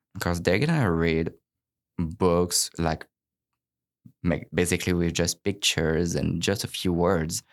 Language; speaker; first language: English; non-native, fluent; French